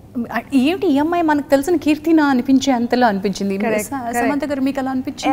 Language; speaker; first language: Telugu; native; Telugu